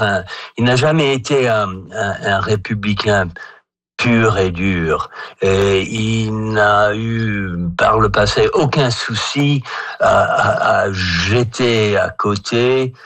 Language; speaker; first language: French; non-native, fluent; English